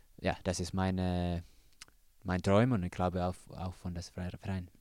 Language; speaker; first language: German; non-native, learner; Finnish